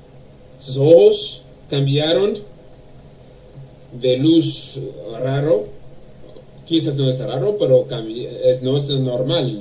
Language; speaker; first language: Spanish; non-native, learner; English